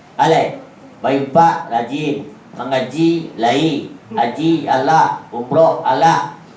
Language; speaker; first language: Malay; non-native, local second language; Minangkabau